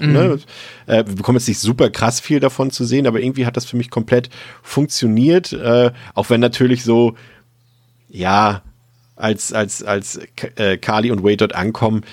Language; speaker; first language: German; native; German